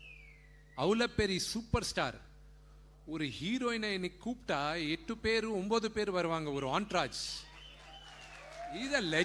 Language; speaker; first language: Tamil; non-native, fluent; Telugu